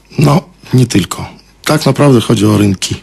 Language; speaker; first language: Polish; non-native, fluent; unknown